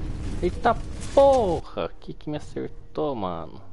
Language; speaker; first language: Portuguese; native; Portuguese